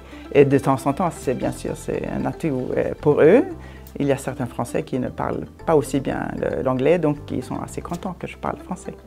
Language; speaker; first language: French; non-native, fluent; Swedish